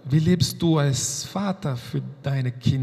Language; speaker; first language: German; non-native, fluent; Portuguese